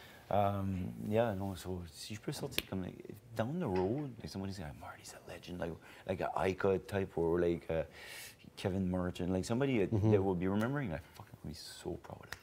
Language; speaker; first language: English; non-native, fluent; French